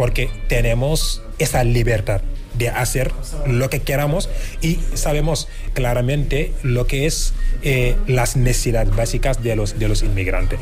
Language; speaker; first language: Spanish; non-native, fluent; Wolof